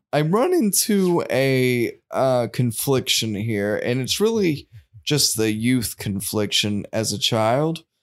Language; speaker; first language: English; native; English